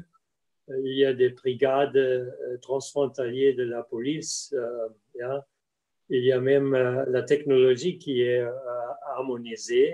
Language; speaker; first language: French; non-native, fluent; German